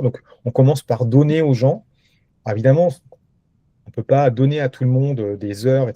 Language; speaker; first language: French; native; French